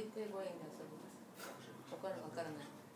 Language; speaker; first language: Japanese; non-native, learner; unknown